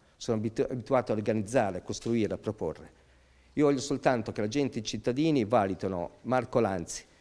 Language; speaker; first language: Italian; native; Italian